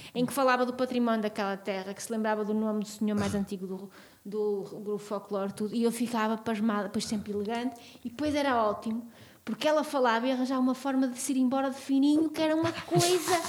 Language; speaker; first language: Portuguese; native; Portuguese